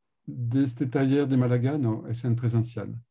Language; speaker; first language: Spanish; non-native, learner; French